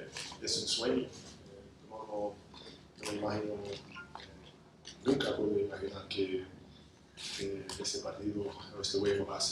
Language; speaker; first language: Spanish; non-native, fluent; English